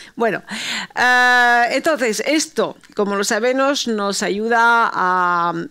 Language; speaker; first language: Spanish; early bilingual, heritage; Spanish